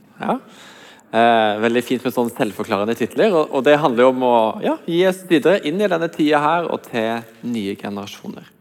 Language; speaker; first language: Norwegian; native; Norwegian